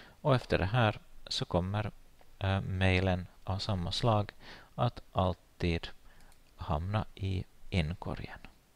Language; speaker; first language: Swedish; native; Swedish